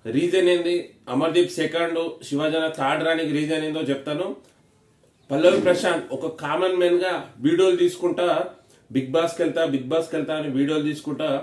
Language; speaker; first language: Telugu; native; Telugu